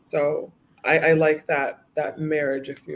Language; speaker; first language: English; native; English